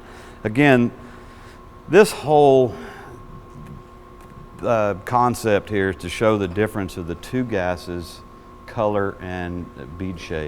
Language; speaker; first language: English; native; English